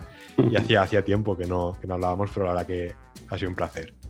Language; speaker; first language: Spanish; native; Spanish